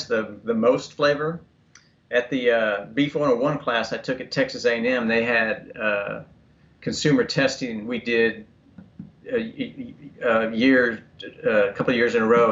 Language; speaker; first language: English; native; English